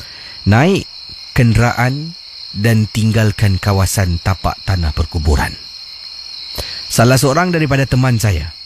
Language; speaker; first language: Malay; native; Malay